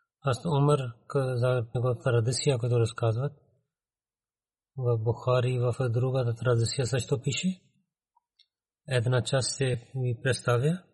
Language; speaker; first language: Bulgarian; non-native, fluent; Urdu